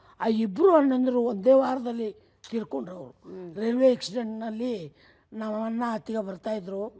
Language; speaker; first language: Kannada; native; Kannada